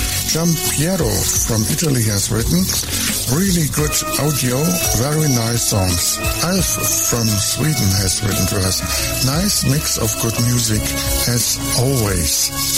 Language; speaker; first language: English; non-native, fluent; German